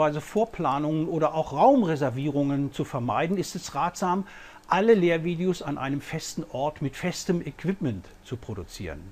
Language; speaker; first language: German; native; German